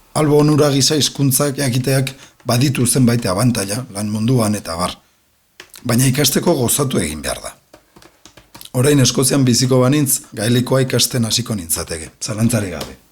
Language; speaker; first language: Basque; non-native, local second language; Spanish